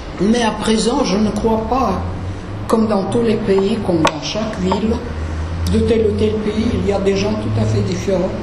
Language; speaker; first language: French; non-native, fluent; Russian